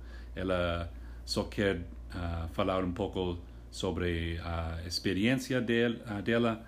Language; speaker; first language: Portuguese; non-native, fluent; English